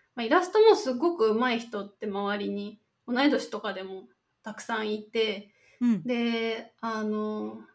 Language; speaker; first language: Japanese; native; Japanese